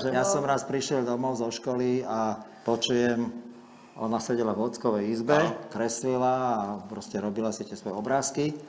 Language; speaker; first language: Slovak; native; Slovak